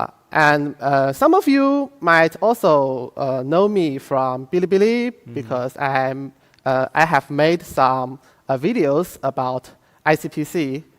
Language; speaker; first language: English; non-native, fluent; Chinese